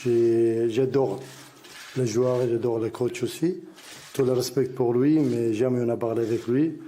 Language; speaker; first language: French; non-native, learner; Arabic